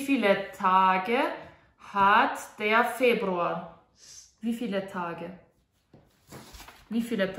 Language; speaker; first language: German; non-native, fluent; Russian